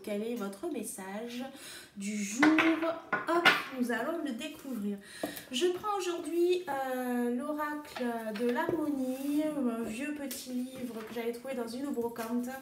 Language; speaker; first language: French; native; French